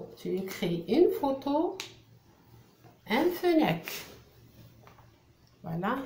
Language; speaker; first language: French; non-native, local second language; Arabic